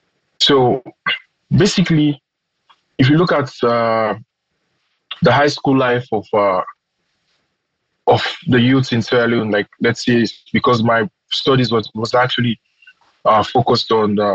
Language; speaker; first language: English; non-native, local second language; Krio